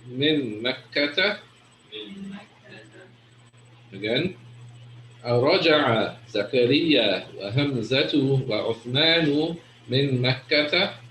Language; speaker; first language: Arabic; non-native, fluent; English